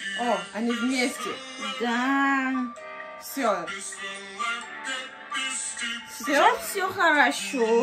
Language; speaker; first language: Russian; non-native, learner; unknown